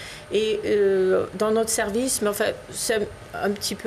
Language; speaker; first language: French; native; French